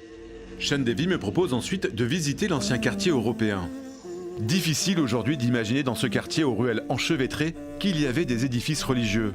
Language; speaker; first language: French; native; French